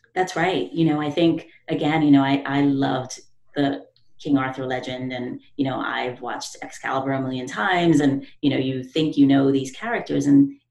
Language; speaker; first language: English; native; English